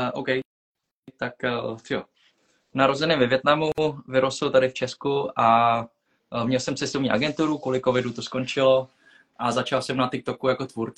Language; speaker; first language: Czech; early bilingual, other home language; Vietnamese